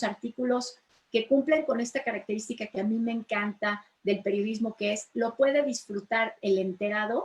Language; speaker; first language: Spanish; native; Spanish